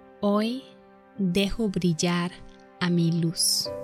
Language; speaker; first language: Spanish; non-native, fluent; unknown